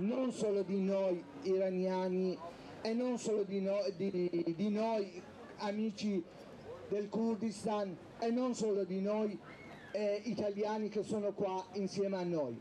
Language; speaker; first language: Italian; non-native, fluent; Persian